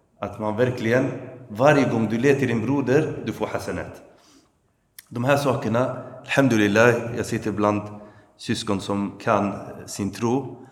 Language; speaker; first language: Swedish; early bilingual, other home language; Arabic